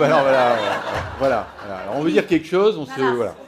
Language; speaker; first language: French; native; French